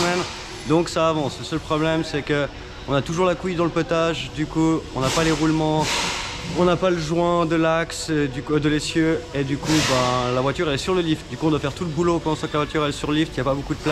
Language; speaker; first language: French; native; French